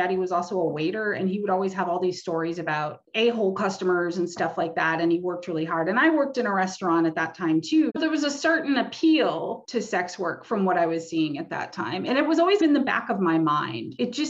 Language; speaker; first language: English; native; English